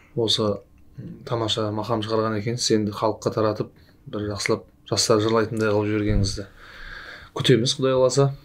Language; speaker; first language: Kazakh; native; Kazakh